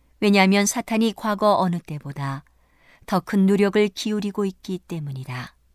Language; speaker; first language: Korean; native; Korean